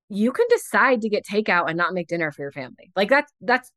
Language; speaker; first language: English; native; English